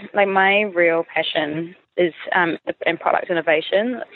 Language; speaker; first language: English; native; English